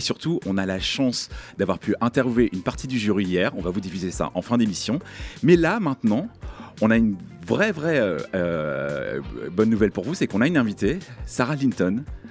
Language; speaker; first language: French; native; French